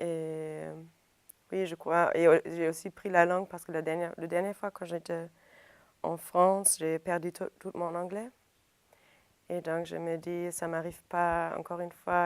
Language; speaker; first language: French; non-native, fluent; German